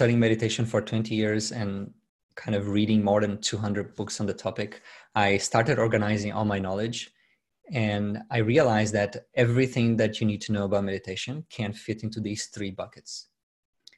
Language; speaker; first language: English; non-native, fluent; Portuguese